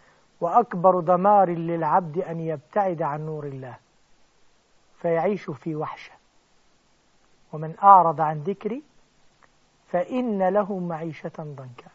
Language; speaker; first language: Arabic; native; Arabic